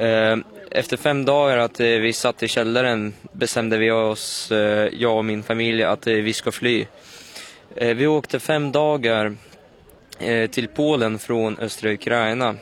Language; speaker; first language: Swedish; early bilingual, other home language; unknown